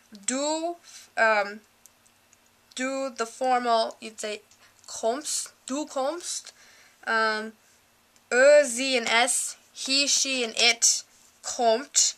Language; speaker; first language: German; non-native, learner; English